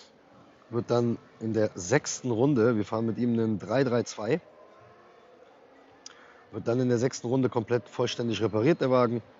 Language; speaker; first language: German; native; German